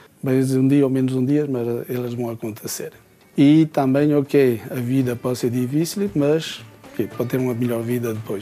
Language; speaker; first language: Portuguese; early bilingual, heritage; Portuguese